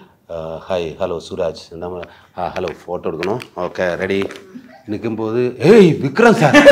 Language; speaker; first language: Tamil; non-native, learner; Malayalam